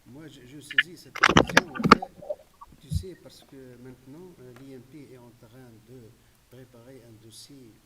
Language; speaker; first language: French; non-native, local second language; Arabic